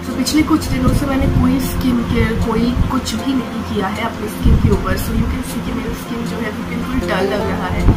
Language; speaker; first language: Hindi; non-native, local second language; Bangla